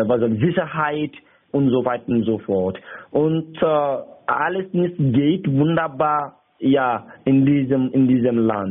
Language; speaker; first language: German; non-native, learner; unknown